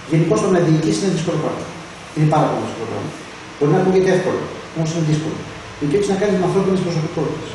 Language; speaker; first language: Greek; early bilingual, other home language; German